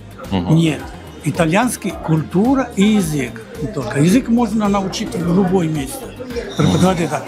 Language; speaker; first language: Russian; non-native, learner; Italian